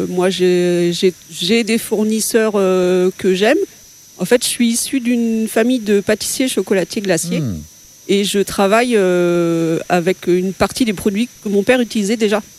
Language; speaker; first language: French; native; French